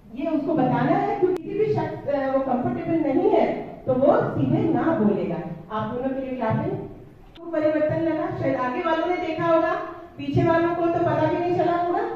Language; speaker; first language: Hindi; native; Hindi